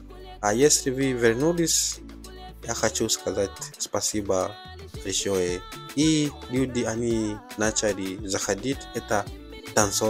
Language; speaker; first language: Russian; non-native, fluent; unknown